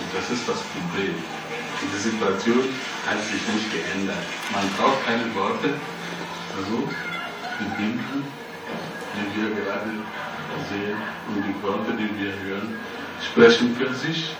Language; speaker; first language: German; non-native, learner; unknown